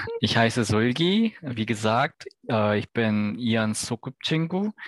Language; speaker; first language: German; non-native, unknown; Korean